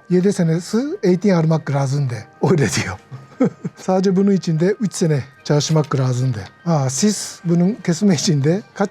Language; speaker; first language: Turkish; non-native, learner; Japanese